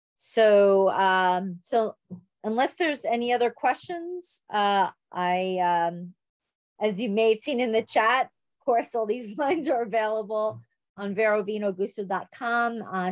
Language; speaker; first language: English; native; English